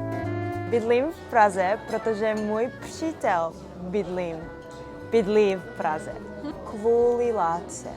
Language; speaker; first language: Czech; non-native, learner; English